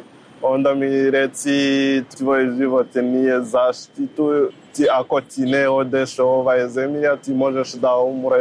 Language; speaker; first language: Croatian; non-native, learner; Rundi